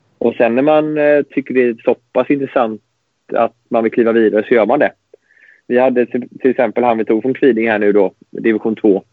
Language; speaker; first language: Swedish; native; Swedish